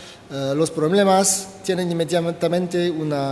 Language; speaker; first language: Spanish; non-native, fluent; French